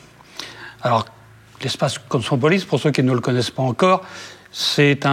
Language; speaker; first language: French; native; French